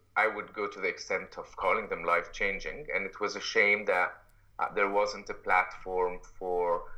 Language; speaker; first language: English; non-native, fluent; Arabic